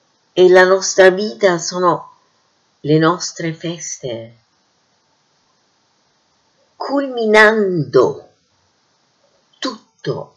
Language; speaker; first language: Italian; non-native, fluent; English